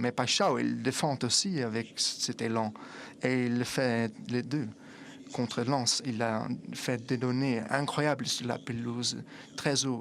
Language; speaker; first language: French; non-native, fluent; Italian